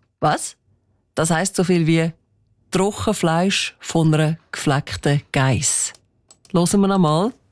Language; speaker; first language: German; native; German